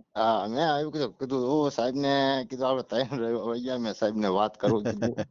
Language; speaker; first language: Gujarati; native; Gujarati